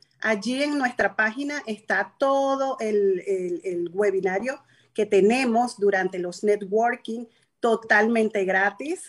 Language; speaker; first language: Spanish; native; Spanish